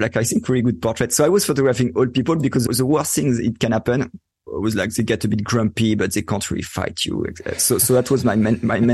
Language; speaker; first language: English; non-native, fluent; French